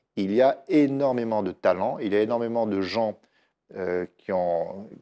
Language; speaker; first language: French; native; French